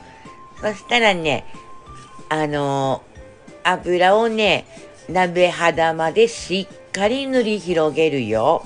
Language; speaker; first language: Japanese; native; Japanese